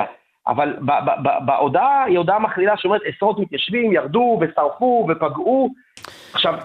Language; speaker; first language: Hebrew; native; Hebrew